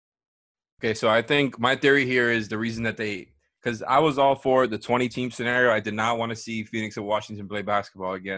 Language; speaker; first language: English; native; English